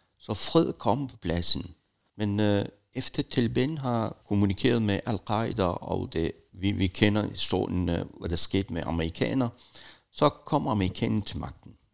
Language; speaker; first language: Danish; non-native, fluent; Persian